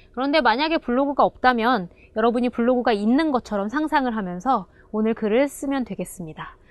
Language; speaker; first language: Korean; native; Korean